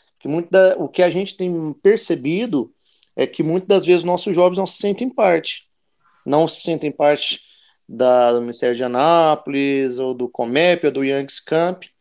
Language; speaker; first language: Portuguese; native; Portuguese